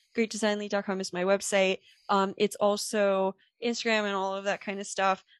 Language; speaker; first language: English; native; English